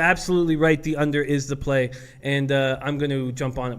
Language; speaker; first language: English; native; English